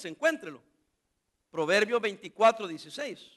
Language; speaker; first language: Spanish; native; Spanish